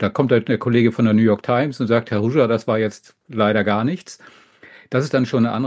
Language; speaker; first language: German; native; German